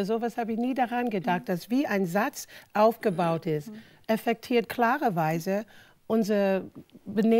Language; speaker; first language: German; non-native, fluent; English